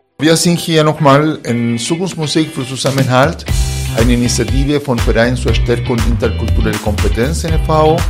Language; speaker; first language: German; non-native, fluent; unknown